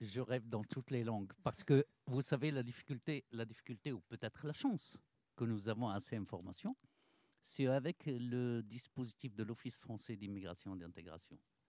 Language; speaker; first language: French; non-native, local second language; Arabic